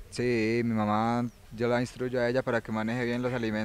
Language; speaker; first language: Spanish; native; Spanish